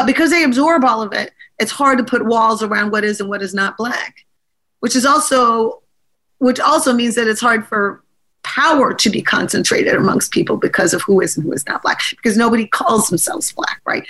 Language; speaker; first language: English; native; English